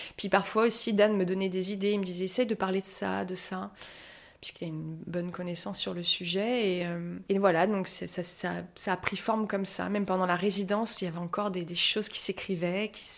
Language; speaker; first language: French; native; French